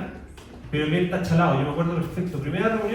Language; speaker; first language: Spanish; native; Spanish